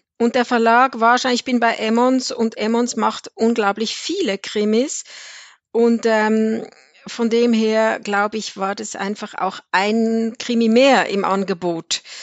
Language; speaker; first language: German; native; German